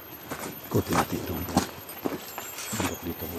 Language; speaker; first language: Filipino; native; Filipino